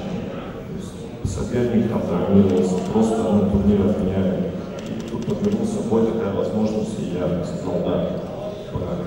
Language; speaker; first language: Russian; non-native, local second language; Uzbek